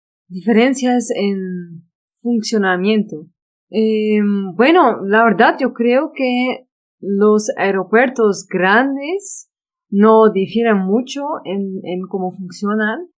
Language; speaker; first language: Spanish; non-native, fluent; Dutch